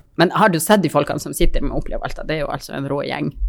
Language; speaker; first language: Norwegian; non-native, fluent; Russian